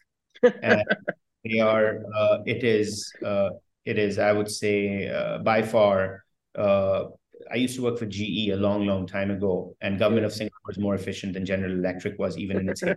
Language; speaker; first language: English; non-native, local second language; Hindi